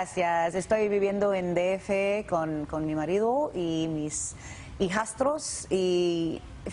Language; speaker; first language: Spanish; non-native, learner; English